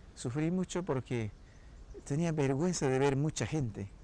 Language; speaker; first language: Spanish; non-native, local second language; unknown